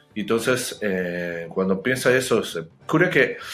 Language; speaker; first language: Spanish; non-native, fluent; Japanese